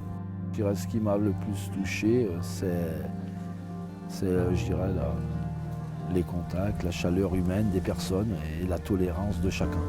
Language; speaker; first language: French; native; French